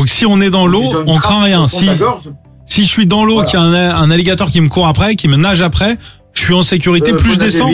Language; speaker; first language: French; native; French